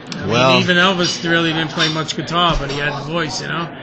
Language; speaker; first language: English; early bilingual, other home language; Italian